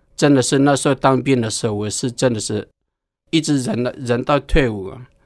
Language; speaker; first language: Chinese; non-native, local second language; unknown